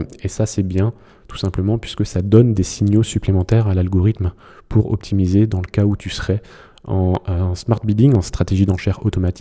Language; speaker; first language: French; native; French